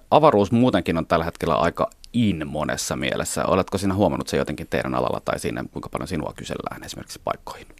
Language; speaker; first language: Finnish; native; Finnish